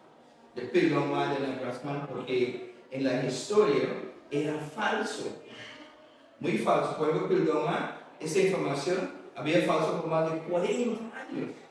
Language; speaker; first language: Spanish; non-native, learner; English